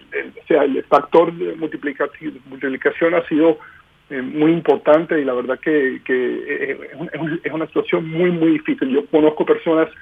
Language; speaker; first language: Spanish; early bilingual, heritage; Spanish